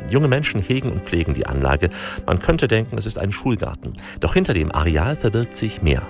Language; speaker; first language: German; native; German